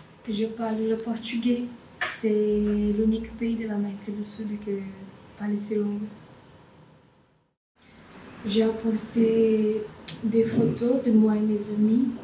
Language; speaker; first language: French; non-native, learner; Portuguese